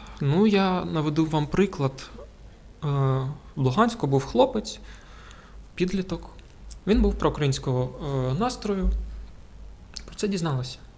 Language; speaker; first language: Ukrainian; non-native, local second language; Russian